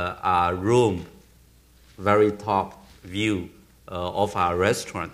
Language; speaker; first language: English; non-native, learner; Chinese